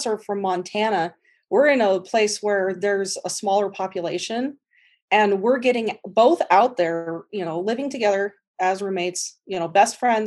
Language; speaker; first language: English; native; English